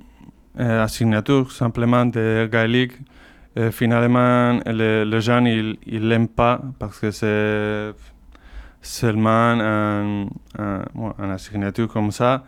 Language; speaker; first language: French; non-native, learner; Basque